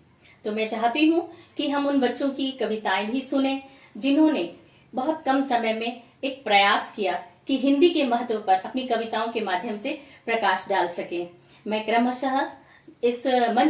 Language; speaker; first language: Hindi; native; Hindi